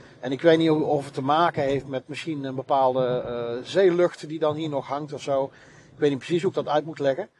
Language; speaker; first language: Dutch; native; Dutch